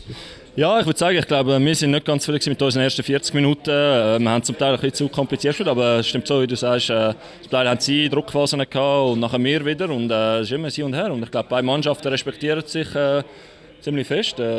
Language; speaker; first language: German; native; German